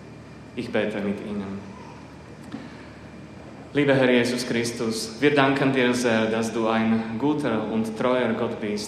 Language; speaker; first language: German; non-native, fluent; Slovak